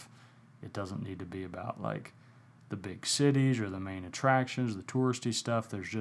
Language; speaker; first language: English; native; English